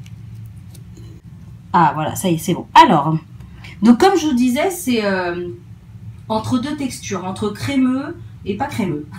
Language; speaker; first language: French; native; French